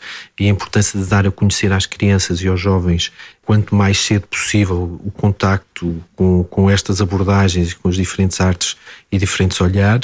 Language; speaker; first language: Portuguese; native; Portuguese